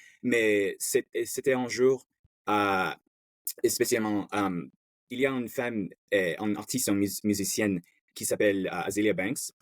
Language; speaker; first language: French; non-native, learner; English